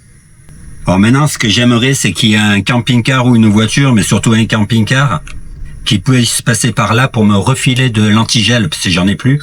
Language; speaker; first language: French; native; French